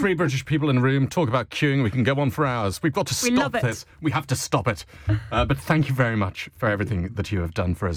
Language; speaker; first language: English; native; English